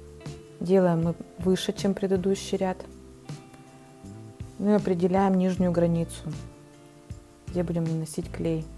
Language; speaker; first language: Russian; native; Russian